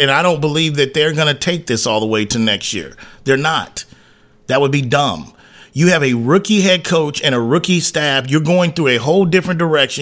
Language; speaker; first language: English; native; English